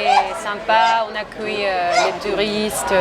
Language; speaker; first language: French; non-native, fluent; Spanish